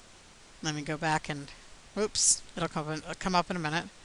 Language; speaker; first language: English; native; English